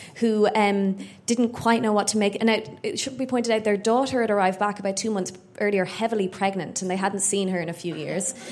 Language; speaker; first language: English; native; English